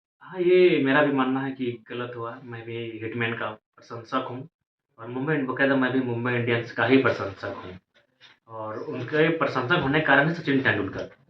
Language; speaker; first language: Hindi; non-native, local second language; Magahi